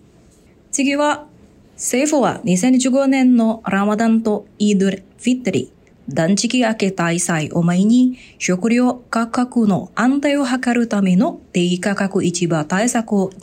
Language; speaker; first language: Japanese; non-native, fluent; Indonesian